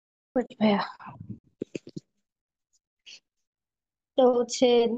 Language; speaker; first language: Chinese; non-native, learner; Bangla